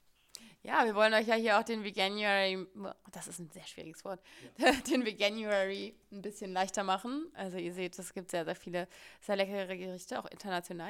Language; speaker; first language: German; native; German